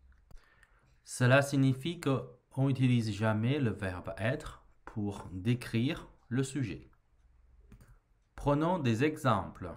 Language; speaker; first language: French; non-native, fluent; Chinese